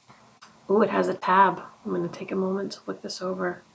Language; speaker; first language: English; native; English